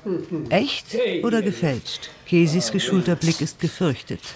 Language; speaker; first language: German; native; German